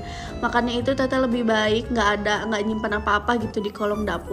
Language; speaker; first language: Indonesian; non-native, local second language; Sundanese